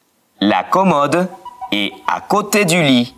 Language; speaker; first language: French; non-native, fluent; Spanish